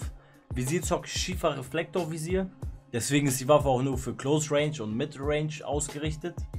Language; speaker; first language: German; native; German